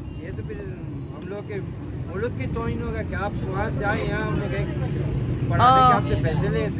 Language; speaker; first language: Hindi; non-native, fluent; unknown